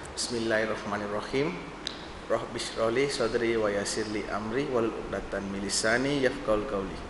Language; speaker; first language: Malay; non-native, local second language; Tamil